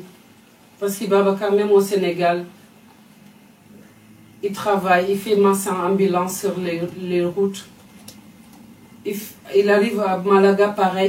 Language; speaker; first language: French; non-native, fluent; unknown